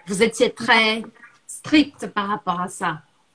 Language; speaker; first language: French; non-native, fluent; Portuguese